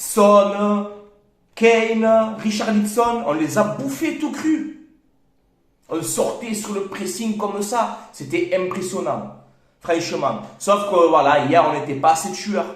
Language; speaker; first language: French; native; French